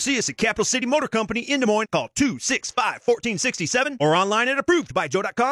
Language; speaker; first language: English; native; English